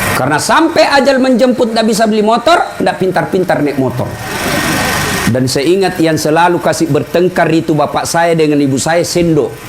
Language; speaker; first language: Indonesian; non-native, local second language; Buginese